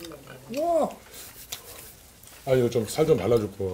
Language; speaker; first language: Korean; native; Korean